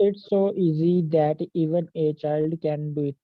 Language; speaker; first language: English; non-native, learner; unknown